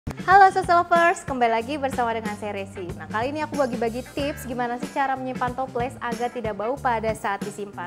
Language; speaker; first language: Indonesian; native; Indonesian